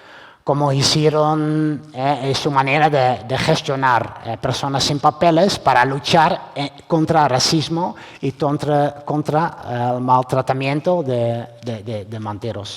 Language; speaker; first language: Spanish; non-native, fluent; Dutch